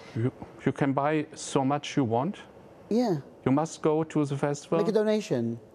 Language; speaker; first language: English; non-native, fluent; German